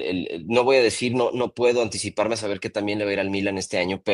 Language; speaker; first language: Spanish; native; Spanish